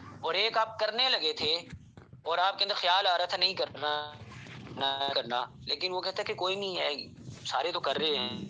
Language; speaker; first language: Urdu; non-native, local second language; Punjabi